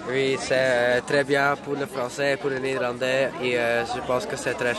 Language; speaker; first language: French; non-native, learner; Dutch